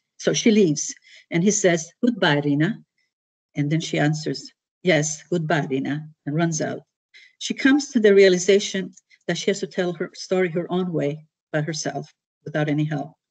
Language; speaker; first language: English; early bilingual, other home language; Italian